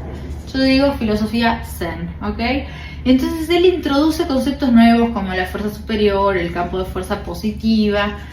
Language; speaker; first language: Spanish; native; Spanish